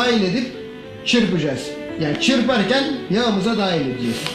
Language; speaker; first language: Turkish; native; Turkish